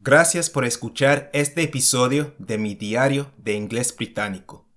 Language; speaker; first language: Spanish; non-native, fluent; English